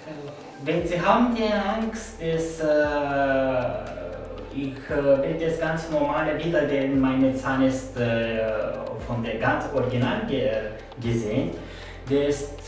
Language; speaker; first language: German; non-native, learner; Turkish